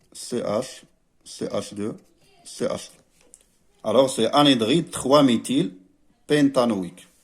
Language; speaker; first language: French; non-native, local second language; Arabic